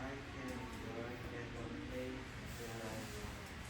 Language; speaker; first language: English; non-native, learner; Korean